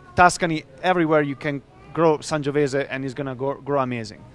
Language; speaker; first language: English; non-native, fluent; Italian